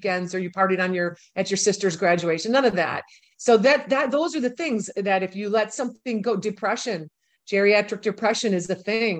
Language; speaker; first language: English; native; English